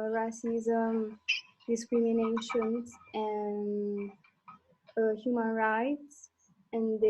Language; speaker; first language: English; non-native, fluent; Italian